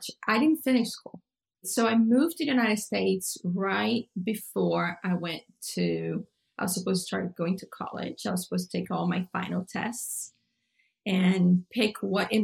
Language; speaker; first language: English; non-native, fluent; Portuguese